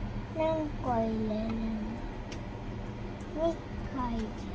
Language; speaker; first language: Japanese; early bilingual, other home language; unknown